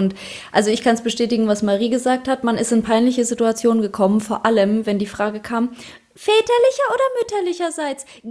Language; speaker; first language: German; early bilingual, other home language; Russian